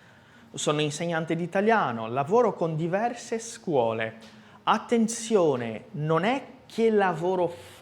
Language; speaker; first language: Italian; non-native, fluent; Portuguese